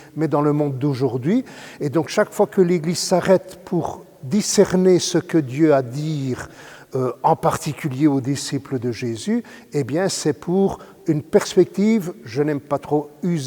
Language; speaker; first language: French; native; French